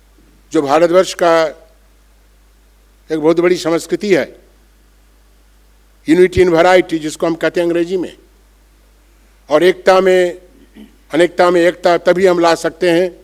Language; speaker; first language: Hindi; non-native, local second language; Bangla